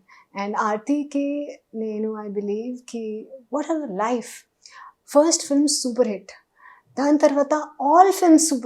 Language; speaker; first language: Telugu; non-native, learner; Hindi